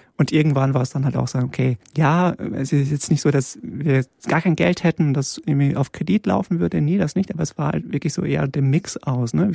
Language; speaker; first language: German; early bilingual, other home language; Polish